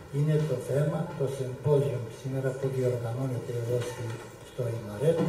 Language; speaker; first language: Greek; non-native, local second language; Turkish